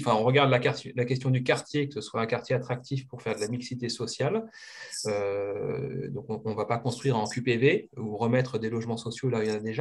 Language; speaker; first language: French; native; French